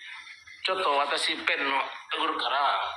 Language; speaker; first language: Japanese; non-native, learner; Indonesian